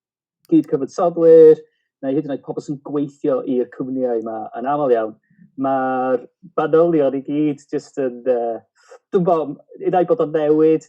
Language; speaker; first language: Welsh; native; Welsh